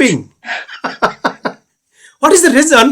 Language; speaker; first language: English; non-native, learner; Bangla